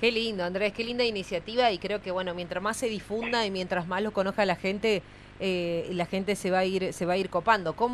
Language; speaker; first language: Spanish; native; Spanish